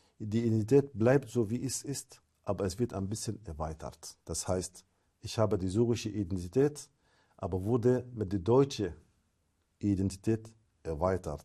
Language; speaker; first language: German; non-native, fluent; Arabic